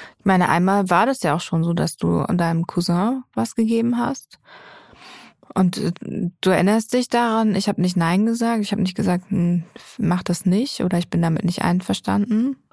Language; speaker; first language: German; native; German